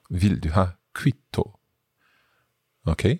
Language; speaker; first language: Swedish; non-native, learner; English